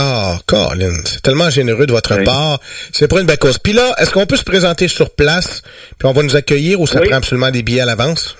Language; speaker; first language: French; native; French